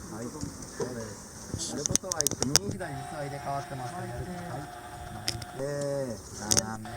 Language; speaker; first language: Japanese; native; Japanese